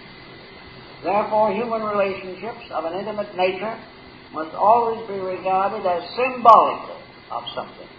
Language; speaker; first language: English; native; English